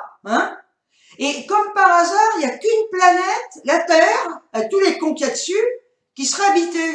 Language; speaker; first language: French; native; French